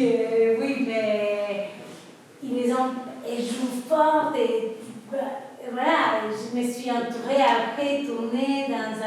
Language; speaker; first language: French; non-native, fluent; Spanish